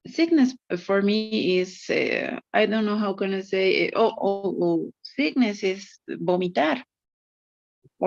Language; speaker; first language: English; non-native, learner; Spanish